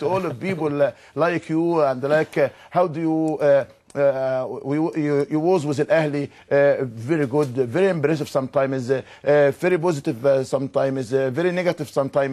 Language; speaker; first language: English; non-native, learner; Arabic